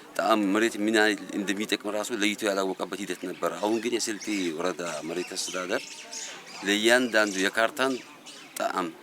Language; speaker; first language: Amharic; non-native, local second language; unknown